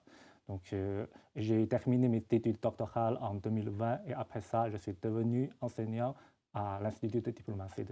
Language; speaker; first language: French; non-native, fluent; Chinese